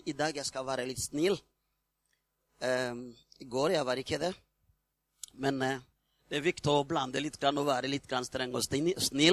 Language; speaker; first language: Swedish; non-native, fluent; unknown